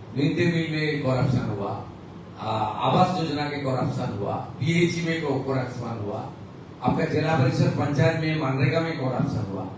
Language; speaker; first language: Hindi; non-native, local second language; Bangla